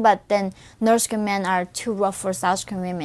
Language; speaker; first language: English; non-native, fluent; Korean